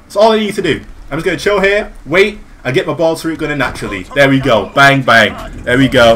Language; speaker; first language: English; native; English